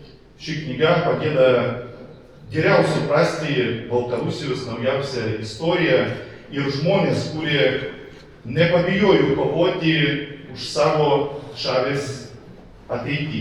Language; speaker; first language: Lithuanian; non-native, learner; Belarusian